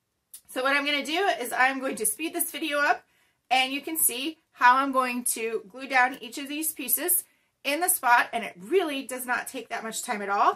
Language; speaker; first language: English; native; English